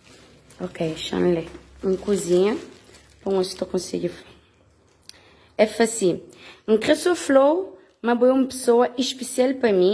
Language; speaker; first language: Portuguese; non-native, local second language; Kabuverdianu